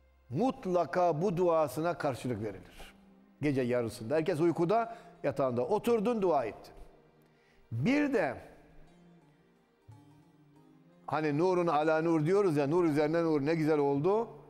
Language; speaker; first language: Turkish; native; Turkish